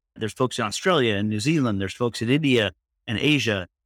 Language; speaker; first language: English; native; English